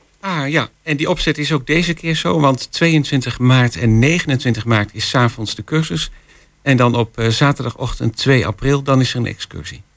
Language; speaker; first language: Dutch; native; Dutch